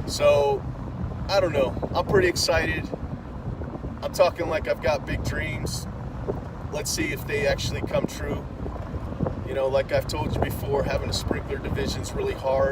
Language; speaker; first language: English; native; English